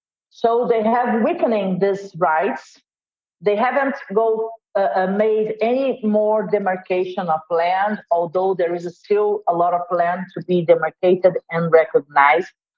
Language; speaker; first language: English; non-native, fluent; Portuguese